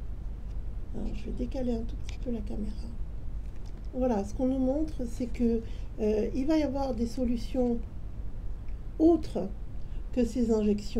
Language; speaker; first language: French; native; French